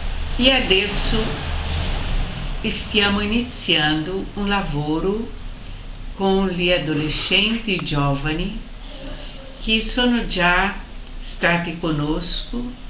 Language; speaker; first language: Italian; non-native, fluent; Portuguese